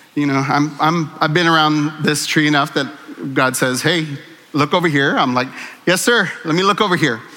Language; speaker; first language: English; native; English